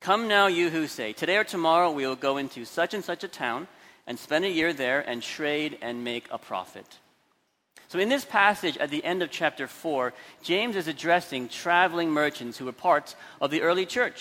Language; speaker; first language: English; native; English